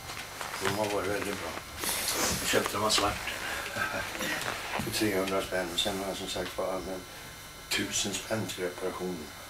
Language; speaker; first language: Swedish; native; Swedish